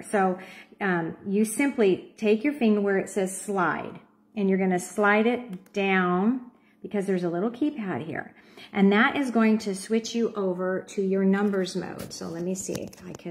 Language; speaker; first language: English; native; English